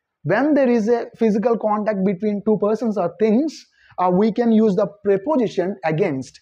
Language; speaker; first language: English; non-native, local second language; Telugu